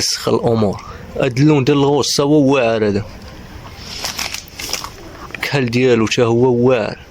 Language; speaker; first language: Arabic; native; Arabic